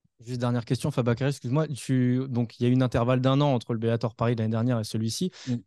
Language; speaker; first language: French; native; French